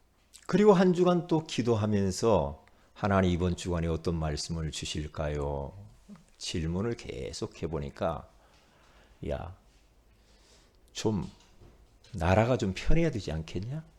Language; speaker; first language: Korean; native; Korean